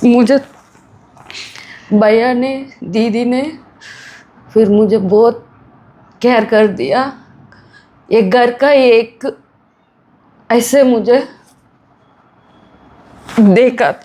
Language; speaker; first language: Hindi; non-native, local second language; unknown